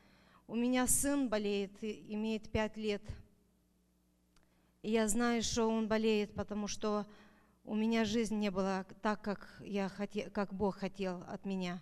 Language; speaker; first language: Russian; non-native, local second language; Romanian